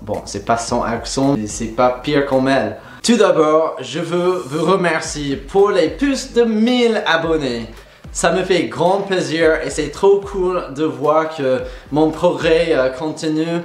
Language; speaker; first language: French; non-native, fluent; English